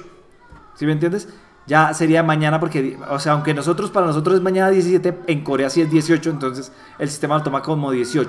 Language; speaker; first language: Spanish; native; Spanish